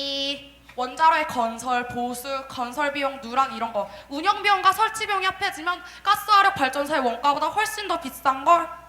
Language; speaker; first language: Korean; native; Korean